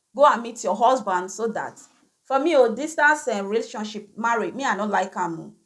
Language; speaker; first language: Nigerian Pidgin; native; Nigerian Pidgin